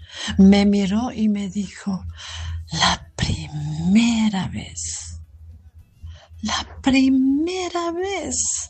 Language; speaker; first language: Spanish; non-native, fluent; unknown